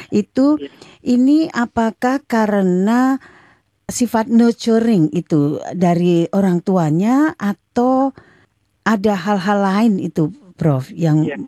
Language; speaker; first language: Indonesian; native; Indonesian